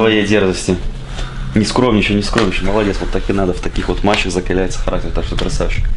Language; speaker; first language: Russian; native; Russian